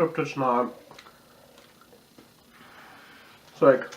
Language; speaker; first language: English; native; English